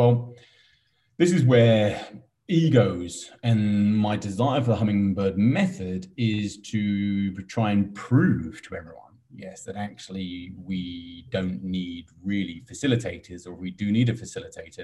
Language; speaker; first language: English; native; English